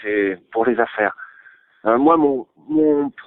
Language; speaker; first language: French; native; French